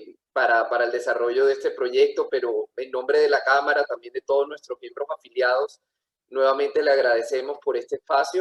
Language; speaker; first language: Spanish; native; Spanish